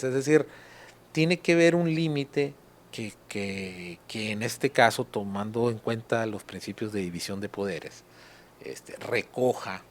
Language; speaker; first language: Spanish; native; Spanish